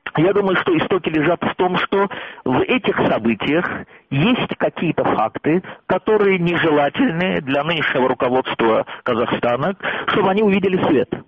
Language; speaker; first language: Russian; non-native, local second language; Azerbaijani